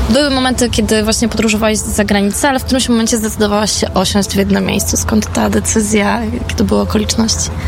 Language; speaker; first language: Polish; native; Polish